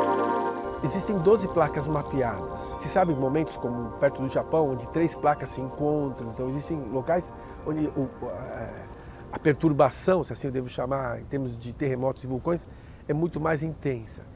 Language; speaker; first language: Portuguese; native; Portuguese